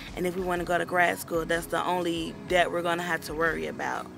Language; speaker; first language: English; native; English